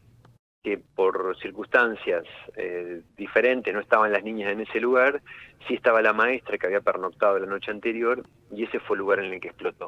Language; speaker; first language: Spanish; native; Spanish